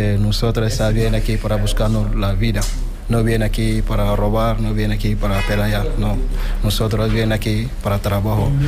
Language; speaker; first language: Spanish; non-native, learner; Wolof